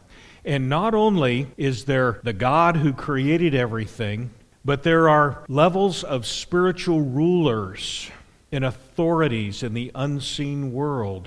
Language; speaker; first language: English; native; English